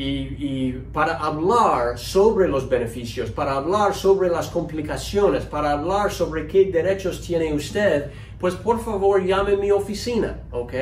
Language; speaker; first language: Spanish; non-native, fluent; English